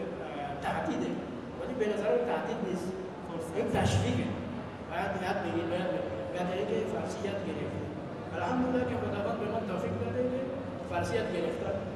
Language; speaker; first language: Persian; non-native, learner; Malagasy